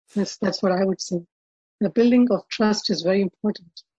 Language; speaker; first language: English; non-native, local second language; Telugu